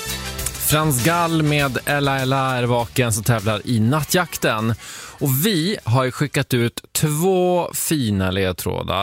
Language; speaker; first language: Swedish; native; Swedish